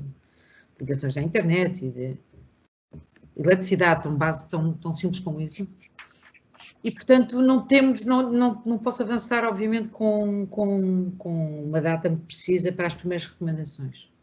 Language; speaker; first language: Portuguese; native; Portuguese